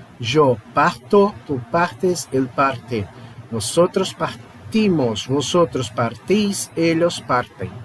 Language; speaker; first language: Spanish; non-native, fluent; Portuguese